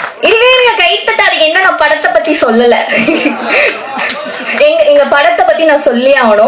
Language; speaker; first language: Tamil; native; Tamil